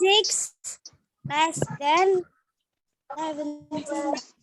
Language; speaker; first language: English; non-native, learner; Indonesian